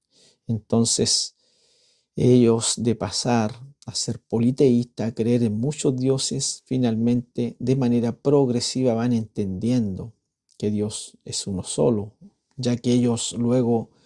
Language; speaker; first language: Spanish; native; Spanish